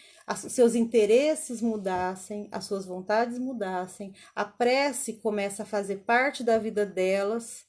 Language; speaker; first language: Portuguese; native; Portuguese